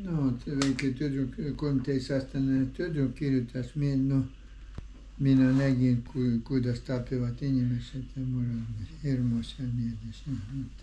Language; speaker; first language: Estonian; non-native, learner; Ukrainian